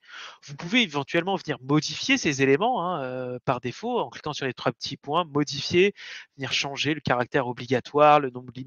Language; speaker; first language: French; native; French